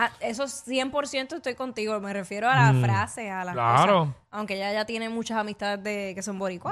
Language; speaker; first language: Spanish; native; Spanish